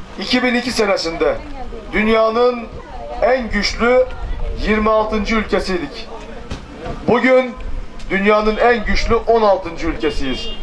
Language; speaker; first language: Turkish; native; Turkish